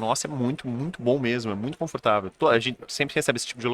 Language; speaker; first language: Portuguese; native; Portuguese